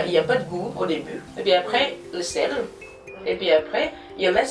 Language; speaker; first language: French; non-native, fluent; Indonesian